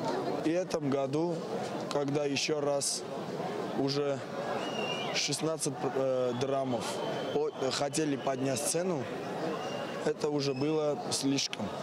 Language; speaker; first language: Russian; non-native, fluent; Armenian